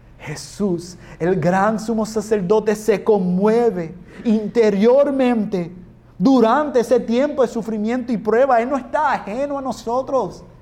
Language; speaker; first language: Spanish; non-native, fluent; English